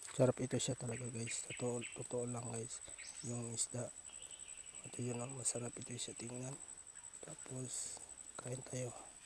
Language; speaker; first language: Filipino; non-native, local second language; Cebuano